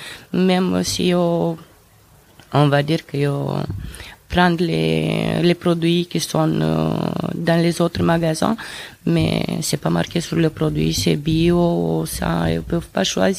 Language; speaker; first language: French; non-native, fluent; Romanian